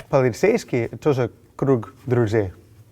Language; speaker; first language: Russian; non-native, fluent; English